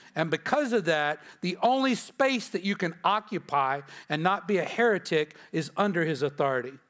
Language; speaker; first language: English; native; English